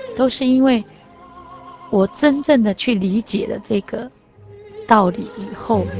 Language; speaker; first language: Chinese; native; Chinese